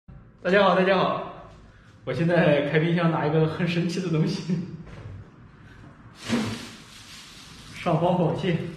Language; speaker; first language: Chinese; native; Chinese